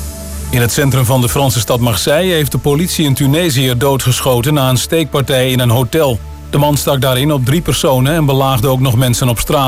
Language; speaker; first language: Dutch; native; Dutch